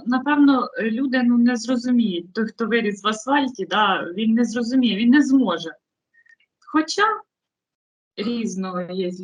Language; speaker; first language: Ukrainian; native; Ukrainian